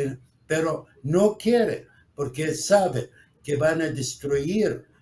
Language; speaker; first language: Spanish; non-native, fluent; Arabic